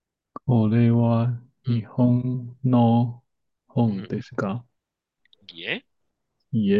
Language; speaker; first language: Japanese; non-native, learner; Chinese